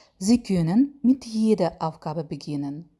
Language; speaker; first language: German; non-native, learner; Ukrainian